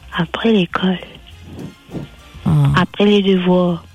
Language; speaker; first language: French; non-native, local second language; Morisyen